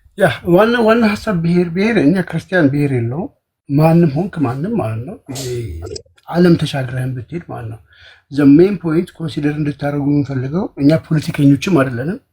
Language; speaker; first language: Amharic; native; Amharic